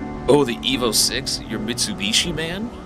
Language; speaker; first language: English; native; English